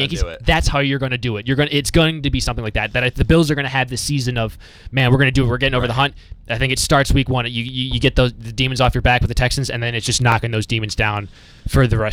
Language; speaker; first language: English; native; English